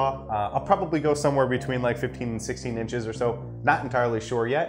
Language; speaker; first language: English; native; English